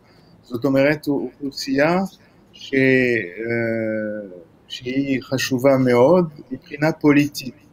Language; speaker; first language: Hebrew; non-native, fluent; French